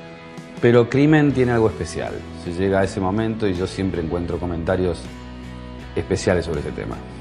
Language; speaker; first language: Spanish; native; Spanish